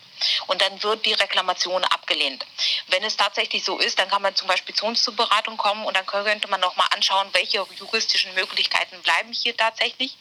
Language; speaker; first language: German; native; German